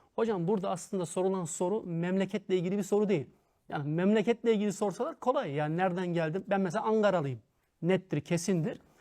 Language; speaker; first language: Turkish; early bilingual, heritage; Turkish